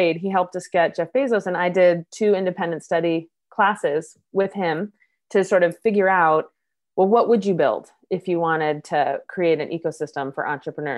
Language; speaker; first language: English; native; English